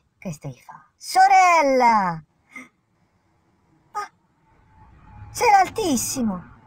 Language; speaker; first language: Italian; native; Italian